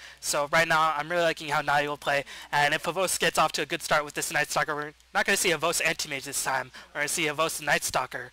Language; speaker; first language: English; native; English